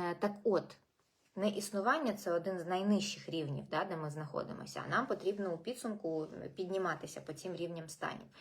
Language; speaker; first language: Ukrainian; non-native, local second language; Russian